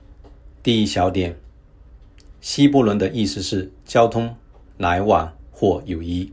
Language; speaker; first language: Chinese; native; Chinese